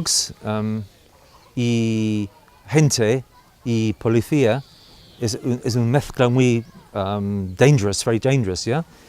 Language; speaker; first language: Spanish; non-native, learner; English